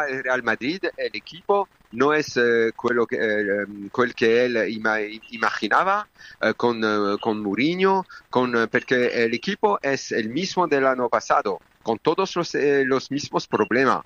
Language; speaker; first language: Spanish; non-native, learner; French